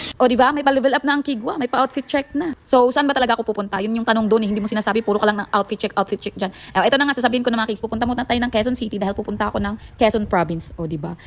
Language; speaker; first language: Filipino; non-native, local second language; Cebuano